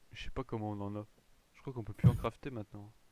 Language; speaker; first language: French; native; French